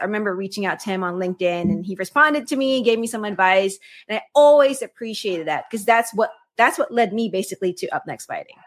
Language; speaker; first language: English; non-native, local second language; Filipino